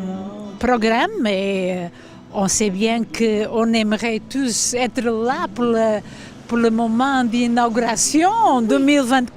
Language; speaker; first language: French; non-native, fluent; Portuguese